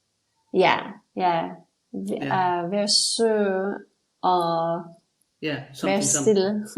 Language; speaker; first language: Danish; non-native, learner; English